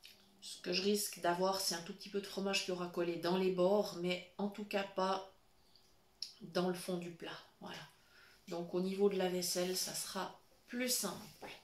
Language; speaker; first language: French; native; French